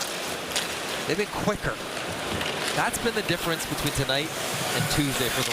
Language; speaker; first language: English; native; English